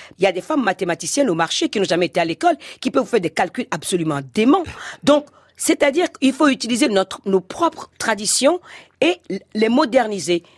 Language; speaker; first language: French; non-native, local second language; Fon